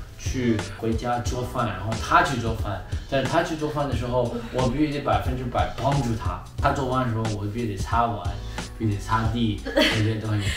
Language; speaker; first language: Chinese; non-native, learner; Cantonese